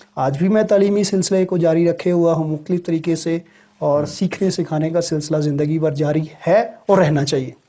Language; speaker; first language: Urdu; non-native, local second language; Punjabi